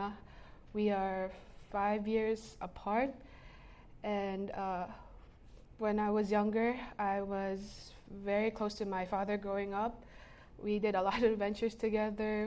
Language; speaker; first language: English; early bilingual, other home language; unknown